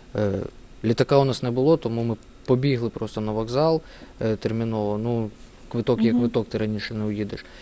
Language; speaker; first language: Ukrainian; non-native, local second language; Russian